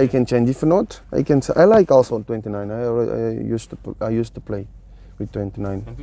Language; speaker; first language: English; non-native, fluent; Portuguese